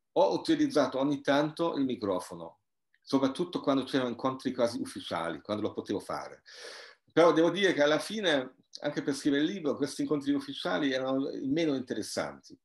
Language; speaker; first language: Italian; non-native, fluent; German